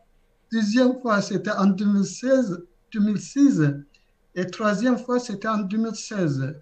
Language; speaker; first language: French; non-native, fluent; Azerbaijani